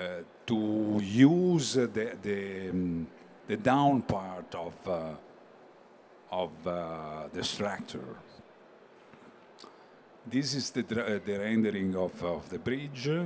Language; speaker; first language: English; non-native, learner; Italian